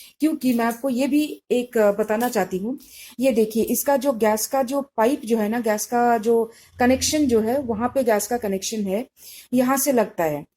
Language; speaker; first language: Hindi; non-native, local second language; Bangla